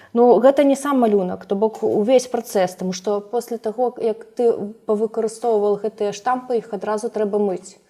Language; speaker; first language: Belarusian; non-native, local second language; Russian